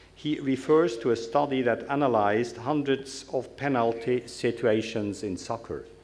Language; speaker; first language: English; non-native, fluent; German